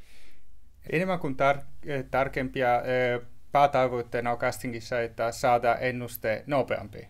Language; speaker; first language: Finnish; non-native, learner; Italian